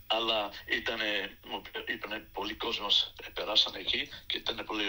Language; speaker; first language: Greek; early bilingual, heritage; Greek